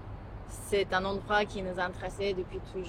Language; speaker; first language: French; non-native, fluent; Japanese